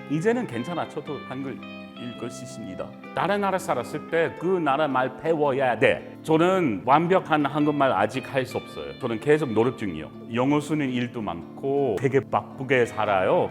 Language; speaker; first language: Korean; non-native, learner; English